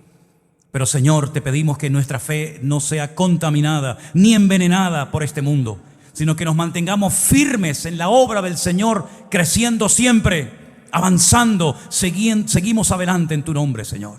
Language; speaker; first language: Spanish; native; Spanish